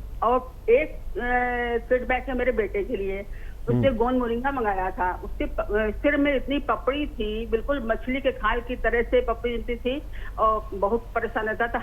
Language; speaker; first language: Hindi; native; Hindi